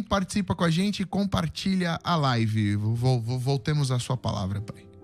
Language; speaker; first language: Portuguese; native; Portuguese